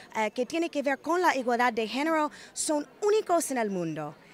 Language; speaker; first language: Spanish; non-native, fluent; English